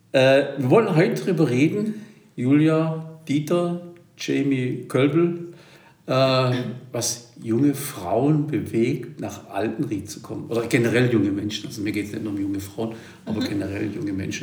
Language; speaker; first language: German; native; German